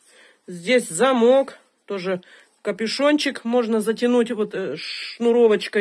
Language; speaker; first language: Russian; native; Russian